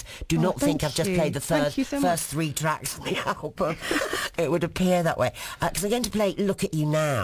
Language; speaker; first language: English; native; English